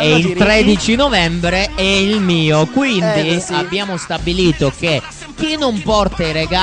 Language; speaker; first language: Italian; native; Italian